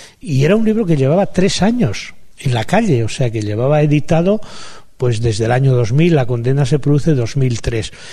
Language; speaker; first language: Spanish; native; Spanish